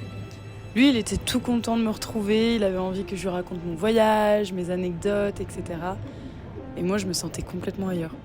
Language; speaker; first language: French; native; French